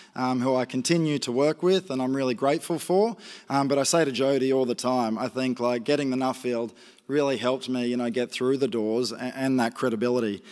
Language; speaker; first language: English; native; English